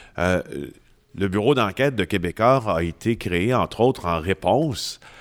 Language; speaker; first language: French; native; French